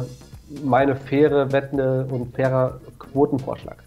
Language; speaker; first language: German; native; German